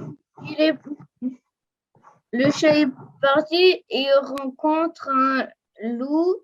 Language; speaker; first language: French; non-native, learner; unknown